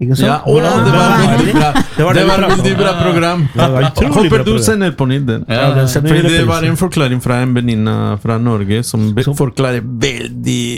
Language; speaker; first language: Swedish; non-native, learner; Spanish